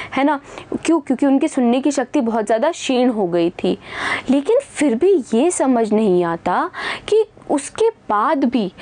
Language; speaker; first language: Hindi; native; Hindi